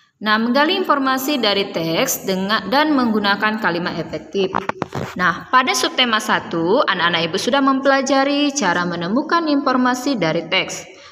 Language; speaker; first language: Indonesian; native; Indonesian